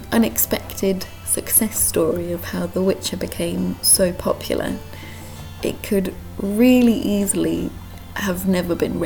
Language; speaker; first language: English; native; English